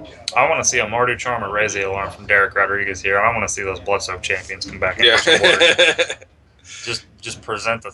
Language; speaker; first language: English; native; English